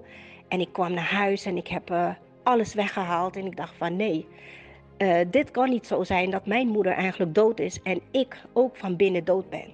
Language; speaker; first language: Dutch; native; Dutch